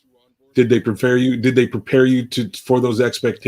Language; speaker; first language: English; native; English